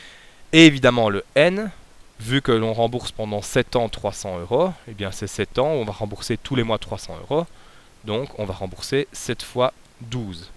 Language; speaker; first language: French; native; French